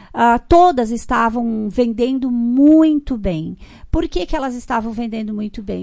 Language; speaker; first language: Portuguese; native; Portuguese